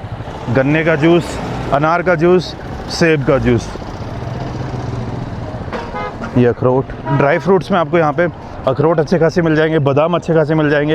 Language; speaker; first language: Hindi; native; Hindi